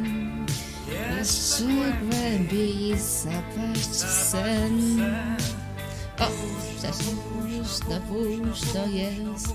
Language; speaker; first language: Polish; native; Polish